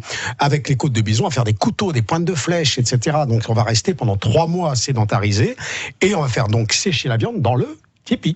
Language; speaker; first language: French; native; French